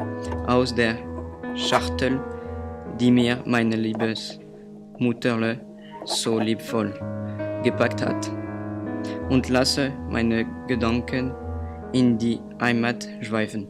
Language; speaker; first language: German; non-native, learner; French